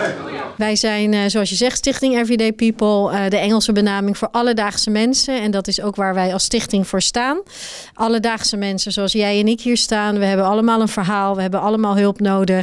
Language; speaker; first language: Dutch; native; Dutch